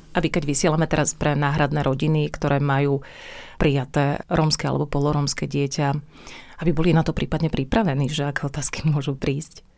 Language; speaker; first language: Slovak; native; Slovak